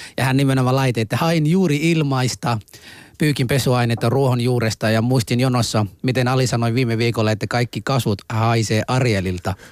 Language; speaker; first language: Finnish; non-native, fluent; Somali